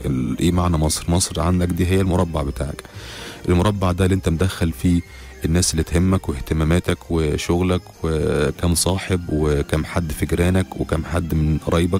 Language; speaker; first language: Arabic; native; Arabic